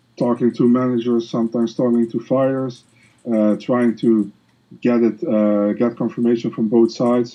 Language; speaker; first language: English; non-native, fluent; Dutch